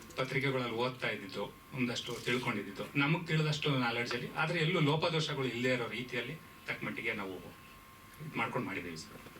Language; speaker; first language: Kannada; native; Kannada